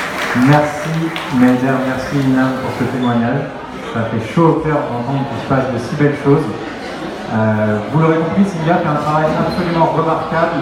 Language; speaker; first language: French; native; French